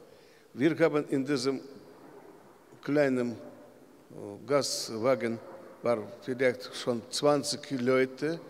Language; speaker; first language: German; non-native, learner; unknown